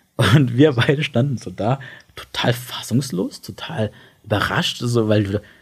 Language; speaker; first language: German; early bilingual, other home language; Italian